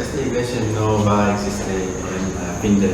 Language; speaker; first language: Spanish; non-native, learner; Korean